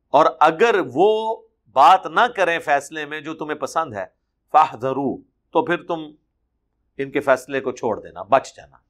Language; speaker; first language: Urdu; non-native, local second language; Punjabi